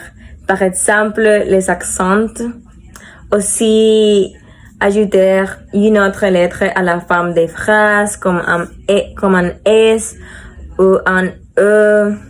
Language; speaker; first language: French; non-native, learner; Spanish